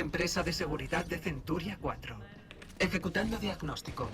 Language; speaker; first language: Spanish; non-native, learner; Turkish